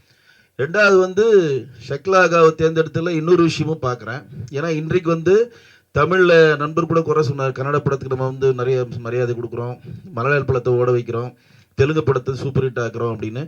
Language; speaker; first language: Tamil; native; Tamil